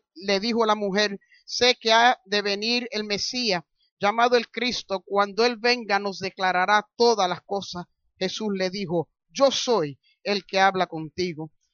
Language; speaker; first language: Spanish; early bilingual, heritage; Spanish